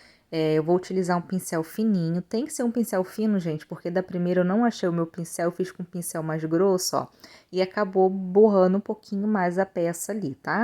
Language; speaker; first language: Portuguese; native; Portuguese